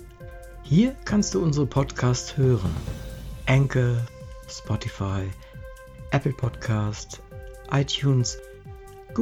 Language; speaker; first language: German; native; German